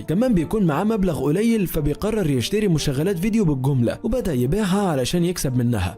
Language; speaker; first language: Arabic; native; Arabic